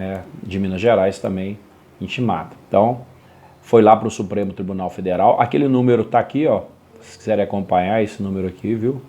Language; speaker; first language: Portuguese; native; Portuguese